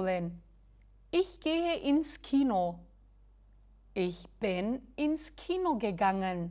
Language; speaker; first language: German; non-native, fluent; Albanian